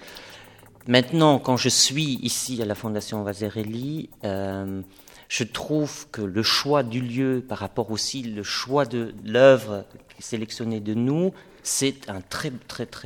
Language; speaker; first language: French; non-native, fluent; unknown